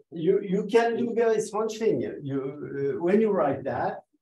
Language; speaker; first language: English; non-native, fluent; French